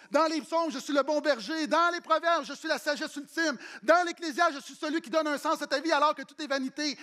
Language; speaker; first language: French; native; French